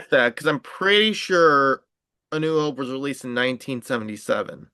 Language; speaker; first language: English; native; English